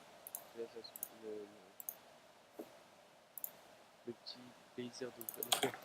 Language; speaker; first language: French; native; French